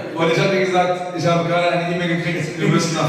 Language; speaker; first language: German; native; German